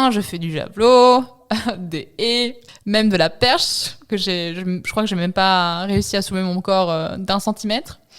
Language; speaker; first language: French; early bilingual, other home language; Italian